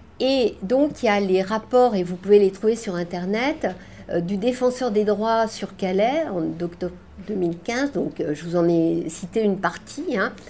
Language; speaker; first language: French; native; French